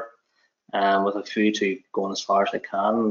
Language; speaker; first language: English; native; English